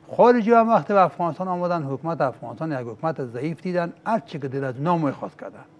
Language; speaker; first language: Persian; native; Persian